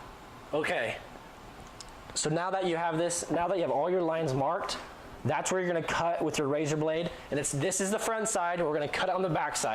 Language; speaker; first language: English; native; English